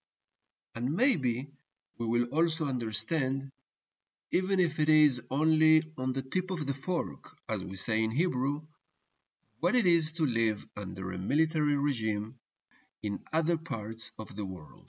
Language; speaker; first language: English; early bilingual, other home language; Spanish